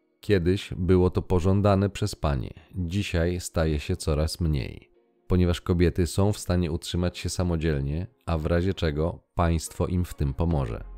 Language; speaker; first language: Polish; native; Polish